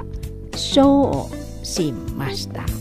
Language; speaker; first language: Japanese; non-native, fluent; Indonesian